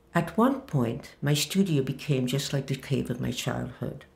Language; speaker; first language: English; early bilingual, other home language; Hebrew